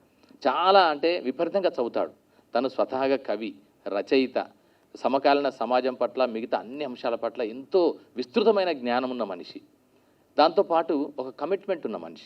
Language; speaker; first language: Telugu; native; Telugu